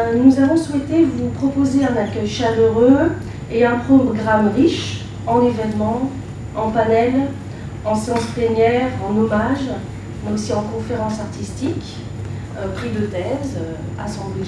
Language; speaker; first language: French; native; French